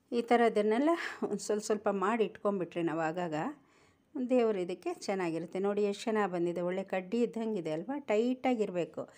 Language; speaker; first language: Kannada; non-native, local second language; Telugu